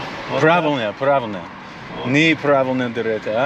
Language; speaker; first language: Russian; non-native, learner; English